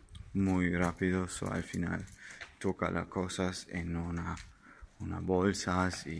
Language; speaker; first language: Spanish; non-native, learner; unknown